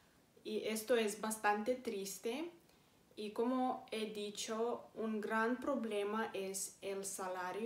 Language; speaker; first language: Spanish; non-native, fluent; Romanian